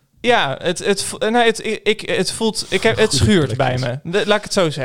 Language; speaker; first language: Dutch; native; Dutch